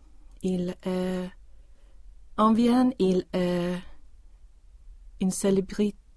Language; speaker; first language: French; non-native, learner; Swedish